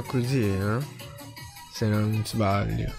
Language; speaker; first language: Italian; non-native, learner; Japanese